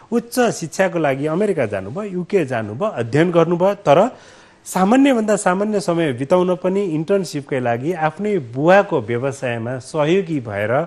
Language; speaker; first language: Nepali; native; Nepali